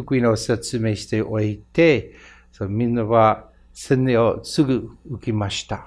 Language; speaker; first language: Japanese; non-native, fluent; English